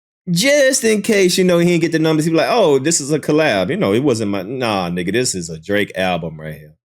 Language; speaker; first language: English; native; English